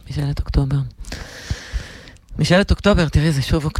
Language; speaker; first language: Hebrew; native; Hebrew